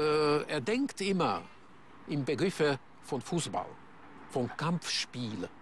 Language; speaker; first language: German; non-native, fluent; Hungarian